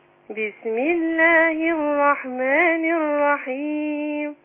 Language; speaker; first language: Arabic; native; Arabic